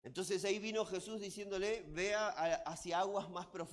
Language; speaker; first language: Spanish; native; Spanish